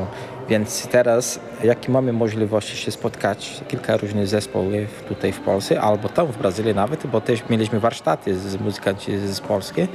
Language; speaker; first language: Polish; early bilingual, heritage; Portuguese